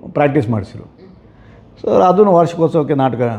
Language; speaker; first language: Kannada; native; Kannada